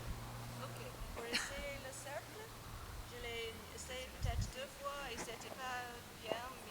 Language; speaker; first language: French; non-native, learner; English